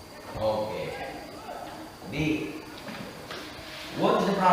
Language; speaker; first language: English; non-native, learner; Indonesian